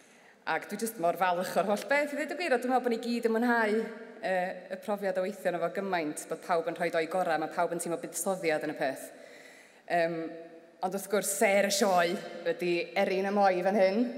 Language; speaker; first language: Welsh; native; Welsh